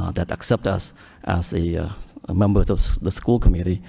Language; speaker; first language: English; early bilingual, other home language; Khmer